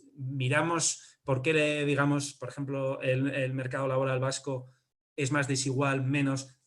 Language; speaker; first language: Spanish; native; Spanish